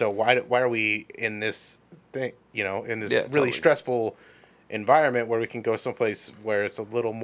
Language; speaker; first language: English; native; English